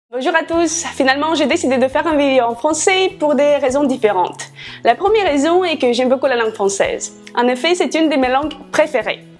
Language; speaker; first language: French; non-native, fluent; Russian